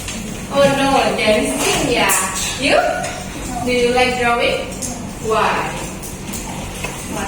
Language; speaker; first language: English; non-native, learner; Indonesian